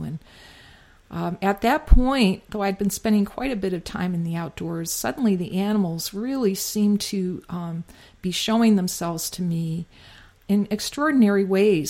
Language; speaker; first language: English; native; English